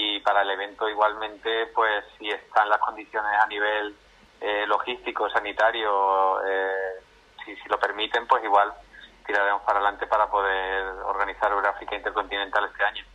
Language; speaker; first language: Spanish; native; Spanish